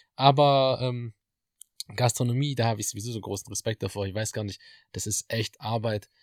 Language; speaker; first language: German; native; German